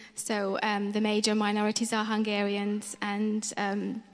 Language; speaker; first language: English; non-native, fluent; Romanian